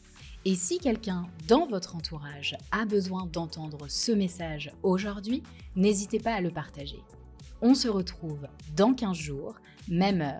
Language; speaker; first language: French; native; French